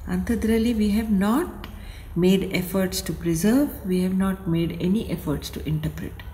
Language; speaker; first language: English; non-native, local second language; Kannada